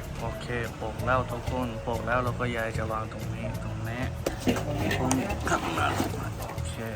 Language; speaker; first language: Thai; non-native, learner; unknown